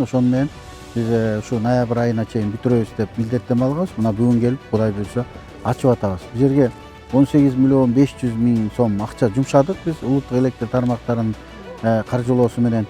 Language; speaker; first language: Kyrgyz; native; Kyrgyz